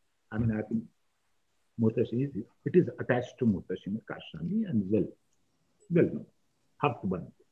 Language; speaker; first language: English; non-native, local second language; Urdu